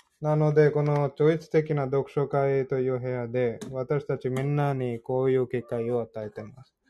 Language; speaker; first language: Japanese; non-native, fluent; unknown